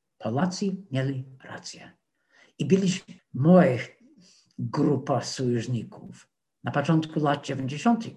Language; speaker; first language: Polish; non-native, fluent; English